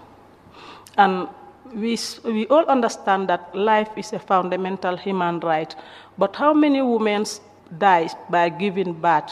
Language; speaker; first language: English; non-native, local second language; Mandingo